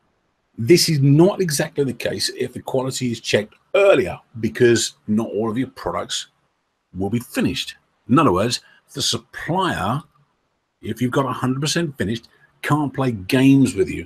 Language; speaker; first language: English; native; English